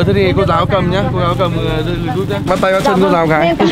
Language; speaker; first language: Vietnamese; native; Vietnamese